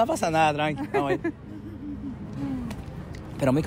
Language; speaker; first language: Spanish; native; Spanish